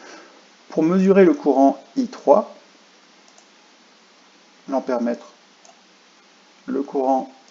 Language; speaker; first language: French; native; French